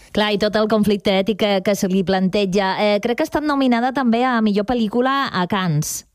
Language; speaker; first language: Catalan; native; Catalan